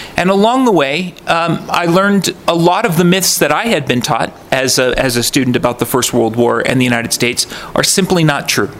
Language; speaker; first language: English; native; English